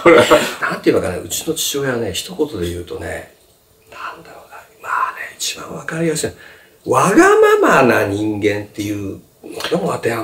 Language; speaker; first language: Japanese; native; Japanese